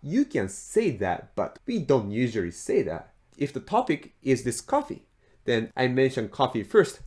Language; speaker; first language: English; non-native, fluent; Japanese